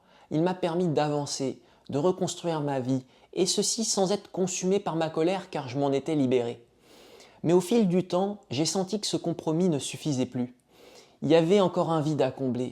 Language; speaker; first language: French; native; French